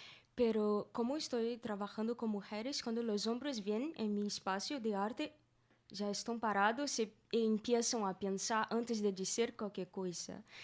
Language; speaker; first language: Spanish; non-native, learner; Portuguese